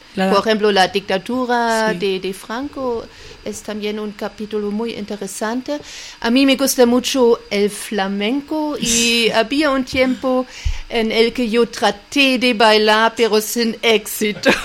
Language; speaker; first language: Spanish; non-native, learner; German